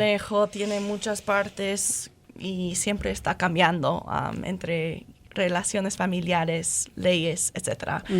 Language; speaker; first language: Spanish; non-native, fluent; English